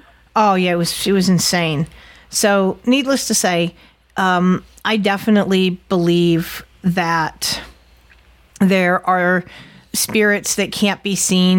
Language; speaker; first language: English; native; English